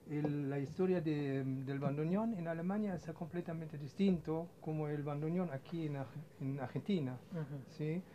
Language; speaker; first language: Spanish; non-native, fluent; German